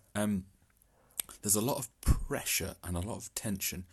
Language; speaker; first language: English; native; English